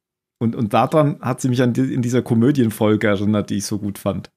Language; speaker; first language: German; native; German